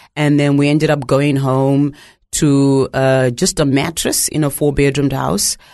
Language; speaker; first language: English; non-native, local second language; Shona